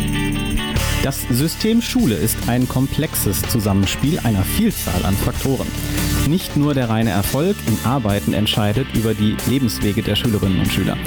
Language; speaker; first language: German; native; German